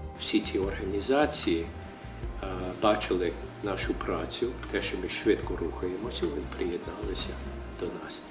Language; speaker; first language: Ukrainian; early bilingual, heritage; Ukrainian